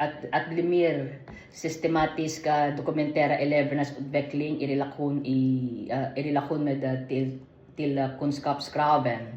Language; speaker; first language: Swedish; non-native, learner; Filipino